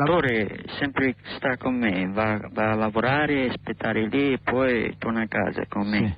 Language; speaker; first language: Italian; non-native, learner; English